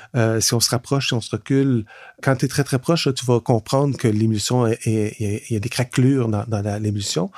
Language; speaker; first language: French; native; French